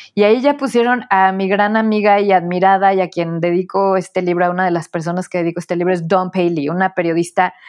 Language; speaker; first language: Spanish; native; Spanish